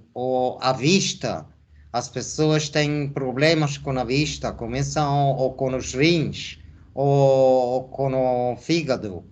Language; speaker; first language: Portuguese; non-native, fluent; Spanish